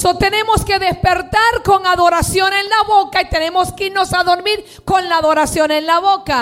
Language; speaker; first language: Spanish; early bilingual, heritage; Spanish